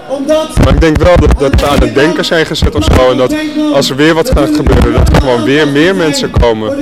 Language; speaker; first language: Dutch; native; Dutch